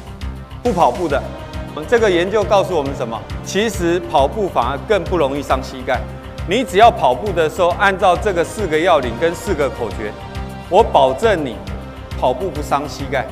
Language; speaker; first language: Chinese; native; Chinese